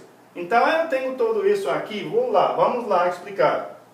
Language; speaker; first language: Portuguese; non-native, fluent; English